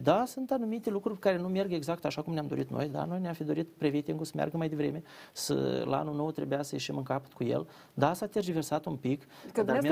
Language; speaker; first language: Romanian; native; Romanian